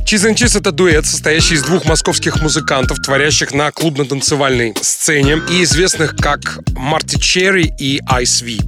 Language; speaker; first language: Russian; native; Russian